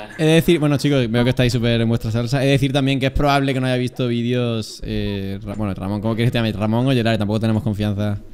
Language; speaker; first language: Spanish; native; Spanish